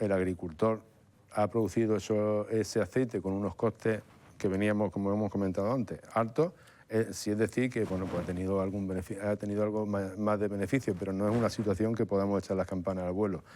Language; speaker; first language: Spanish; native; Spanish